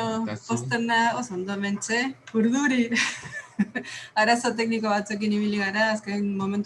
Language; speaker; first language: Basque; non-native, fluent; Spanish